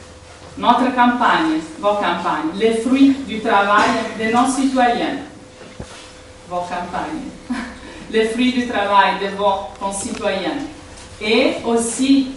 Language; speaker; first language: French; non-native, fluent; Italian